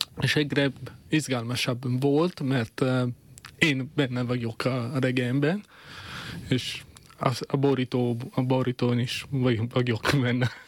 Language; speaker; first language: Hungarian; non-native, fluent; Italian